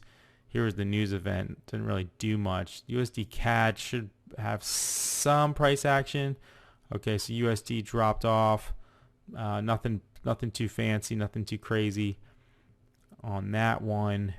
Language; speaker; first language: English; native; English